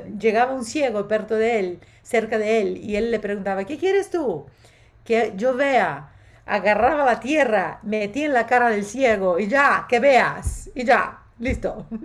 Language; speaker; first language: Spanish; non-native, fluent; Portuguese